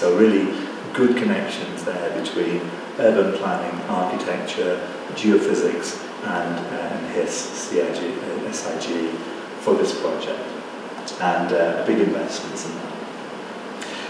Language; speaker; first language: English; native; English